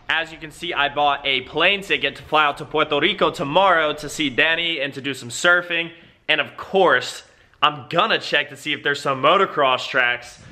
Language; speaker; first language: English; native; English